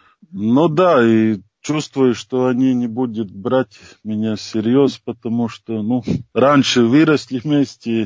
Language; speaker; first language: Russian; non-native, fluent; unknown